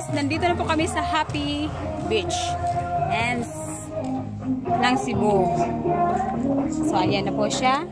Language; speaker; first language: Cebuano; non-native, local second language; Filipino